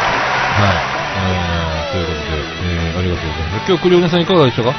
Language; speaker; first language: Japanese; native; Japanese